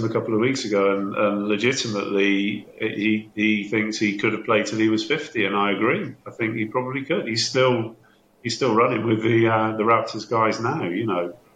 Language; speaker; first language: English; native; English